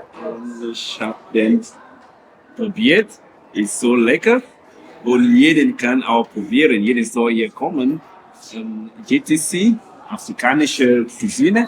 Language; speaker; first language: German; non-native, learner; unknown